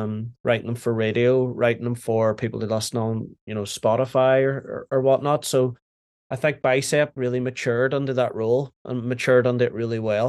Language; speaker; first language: English; native; English